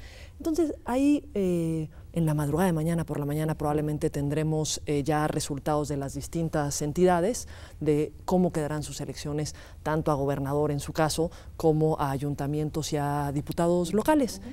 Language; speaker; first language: Spanish; native; Spanish